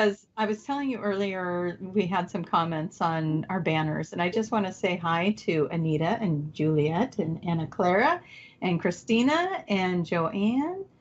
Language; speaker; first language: English; native; English